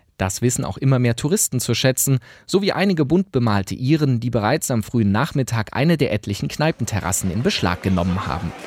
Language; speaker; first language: German; native; German